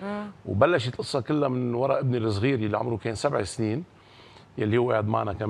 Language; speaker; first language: Arabic; native; Arabic